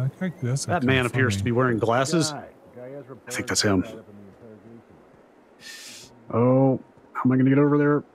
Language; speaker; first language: English; native; English